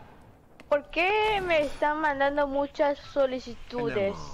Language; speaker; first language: Spanish; native; Spanish